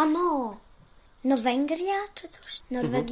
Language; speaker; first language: Polish; early bilingual, heritage; Polish